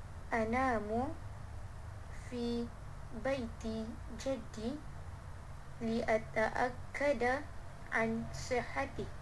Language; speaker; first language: Arabic; non-native, learner; Malay